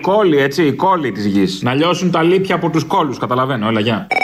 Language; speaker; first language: Greek; native; Greek